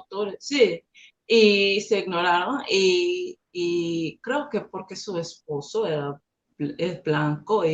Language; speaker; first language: Spanish; non-native, learner; English